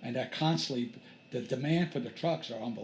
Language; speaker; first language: English; native; English